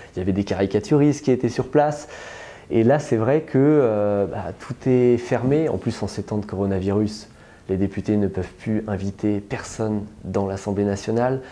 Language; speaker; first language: French; native; French